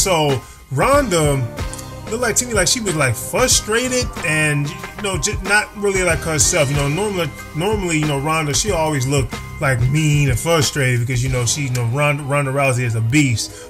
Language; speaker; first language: English; native; English